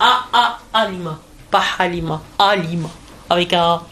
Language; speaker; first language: French; non-native, fluent; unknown